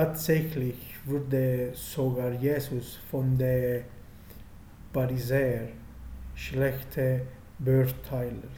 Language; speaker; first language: German; non-native, fluent; Italian